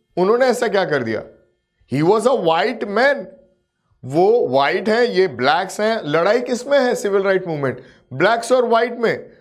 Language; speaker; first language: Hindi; native; Hindi